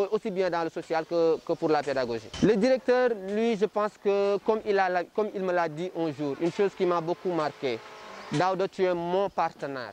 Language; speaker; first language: French; non-native, local second language; Wolof